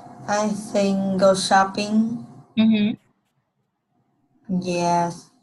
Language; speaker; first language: English; non-native, learner; Vietnamese